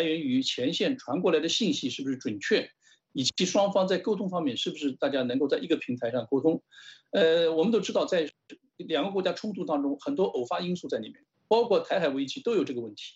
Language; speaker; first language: Chinese; native; Chinese